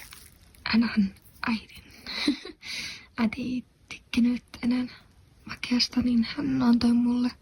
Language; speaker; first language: Finnish; non-native, learner; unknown